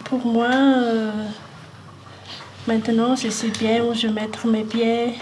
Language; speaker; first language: French; non-native, local second language; Malagasy